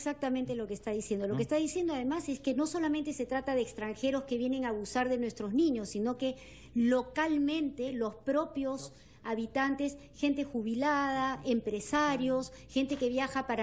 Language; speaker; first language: Spanish; native; Spanish